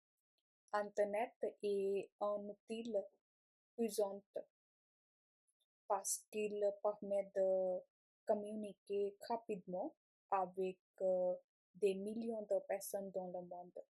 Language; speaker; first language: French; non-native, learner; Punjabi